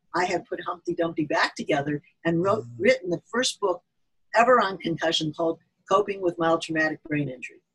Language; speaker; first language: English; native; English